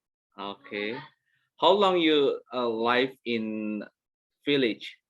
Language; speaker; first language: English; non-native, learner; Indonesian